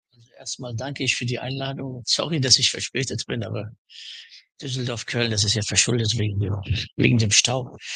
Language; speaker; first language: German; early bilingual, other home language; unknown